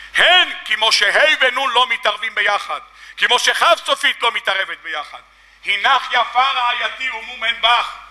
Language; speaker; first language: Hebrew; native; Hebrew